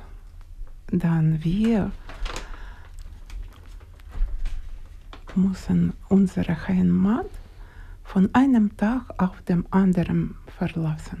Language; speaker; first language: German; non-native, learner; Ukrainian